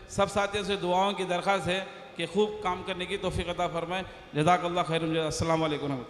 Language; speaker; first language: Hindi; non-native, local second language; Urdu